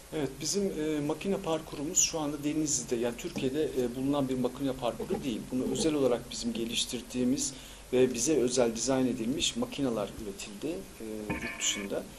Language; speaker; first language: Turkish; early bilingual, heritage; Turkish